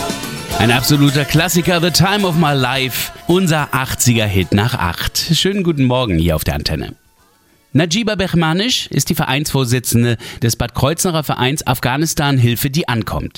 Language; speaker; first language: German; native; German